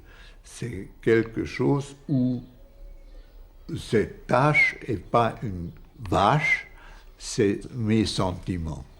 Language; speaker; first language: French; non-native, fluent; Hungarian